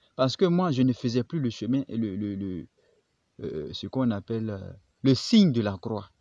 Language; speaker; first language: French; non-native, local second language; Baoulé